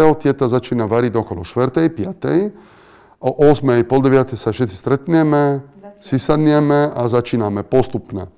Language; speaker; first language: Slovak; non-native, fluent; Italian